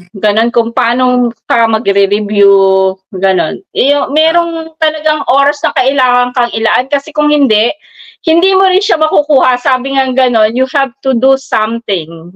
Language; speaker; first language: Filipino; native; Filipino